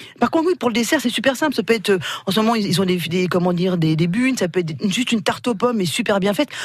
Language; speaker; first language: French; native; French